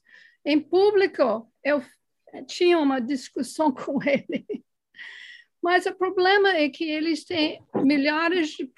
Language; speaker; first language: Portuguese; non-native, fluent; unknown